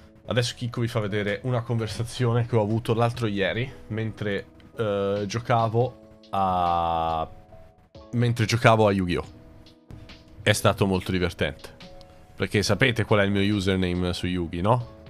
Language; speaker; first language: Italian; native; Italian